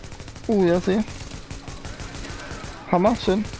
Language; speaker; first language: German; native; German